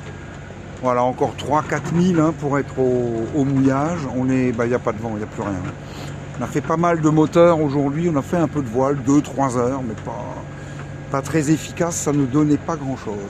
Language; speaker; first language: French; native; French